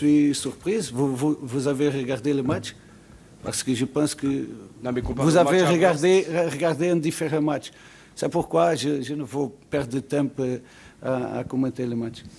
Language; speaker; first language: French; non-native, learner; Portuguese